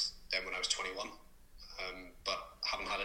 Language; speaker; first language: English; native; English